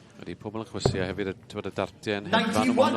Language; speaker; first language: Welsh; native; Welsh